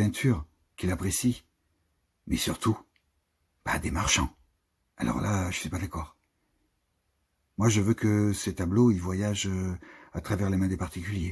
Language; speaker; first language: French; native; French